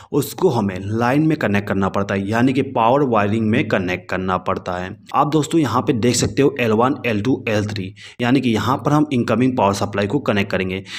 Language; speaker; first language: Hindi; native; Hindi